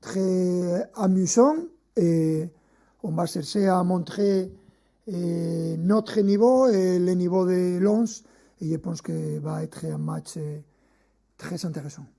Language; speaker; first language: French; non-native, fluent; Spanish